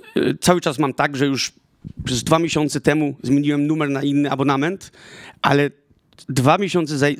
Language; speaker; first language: Polish; early bilingual, heritage; Polish